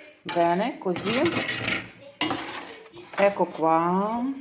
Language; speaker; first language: Italian; non-native, learner; Ukrainian